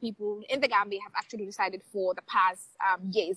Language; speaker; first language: English; non-native, local second language; Wolof